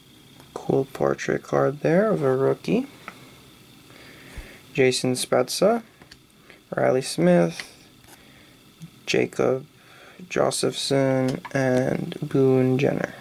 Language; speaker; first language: English; native; English